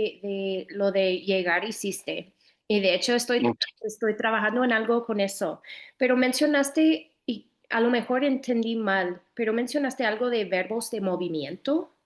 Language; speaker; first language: Spanish; non-native, fluent; English